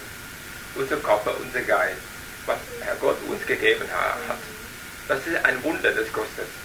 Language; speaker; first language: German; non-native, learner; Vietnamese